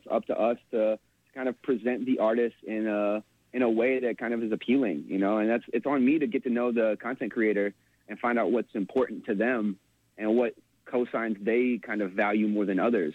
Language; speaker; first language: English; native; English